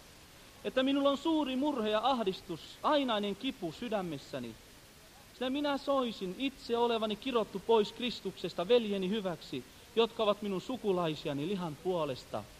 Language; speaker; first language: Finnish; native; Finnish